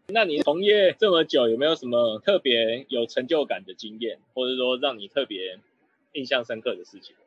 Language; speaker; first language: Chinese; native; Chinese